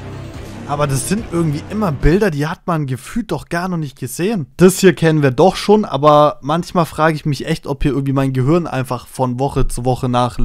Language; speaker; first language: German; native; German